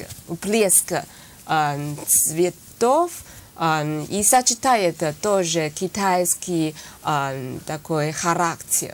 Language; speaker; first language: Russian; non-native, learner; Chinese